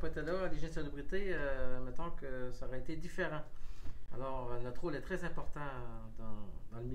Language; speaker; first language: French; native; French